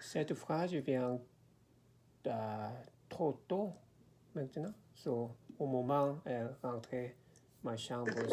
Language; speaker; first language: French; non-native, learner; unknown